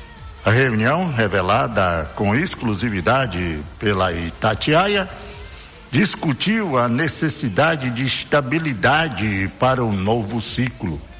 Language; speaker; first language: Portuguese; native; Portuguese